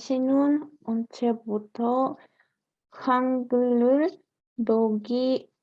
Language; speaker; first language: Korean; non-native, learner; Spanish